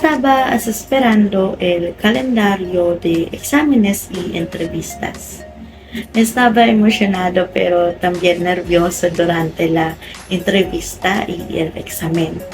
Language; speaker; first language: Spanish; non-native, learner; Filipino